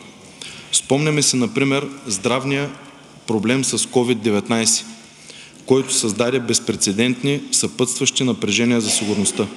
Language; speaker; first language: Bulgarian; native; Bulgarian